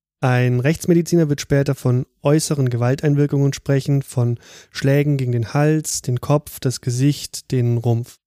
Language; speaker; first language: German; native; German